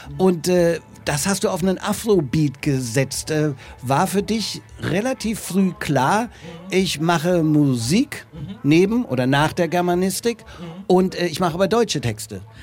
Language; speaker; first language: German; native; German